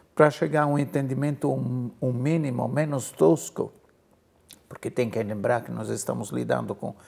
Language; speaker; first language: Portuguese; non-native, fluent; Italian